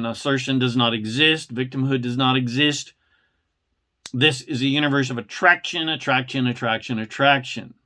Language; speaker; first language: English; native; English